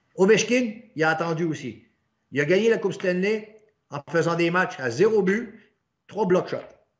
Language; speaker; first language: French; native; French